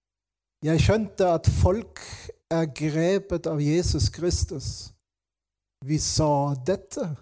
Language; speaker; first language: Norwegian; non-native, fluent; German